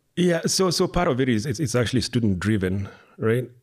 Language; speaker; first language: English; non-native, local second language; Kikuyu